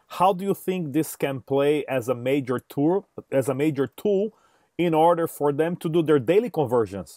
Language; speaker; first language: English; non-native, fluent; Portuguese